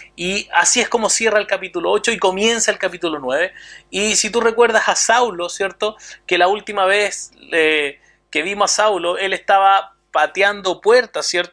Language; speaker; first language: Spanish; native; Spanish